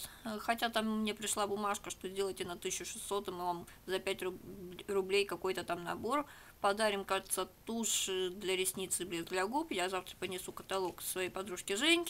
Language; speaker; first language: Russian; native; Russian